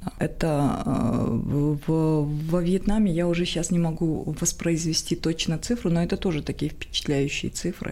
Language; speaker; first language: Russian; non-native, local second language; Tajik